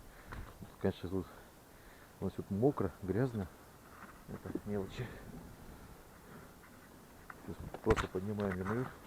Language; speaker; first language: Russian; native; Russian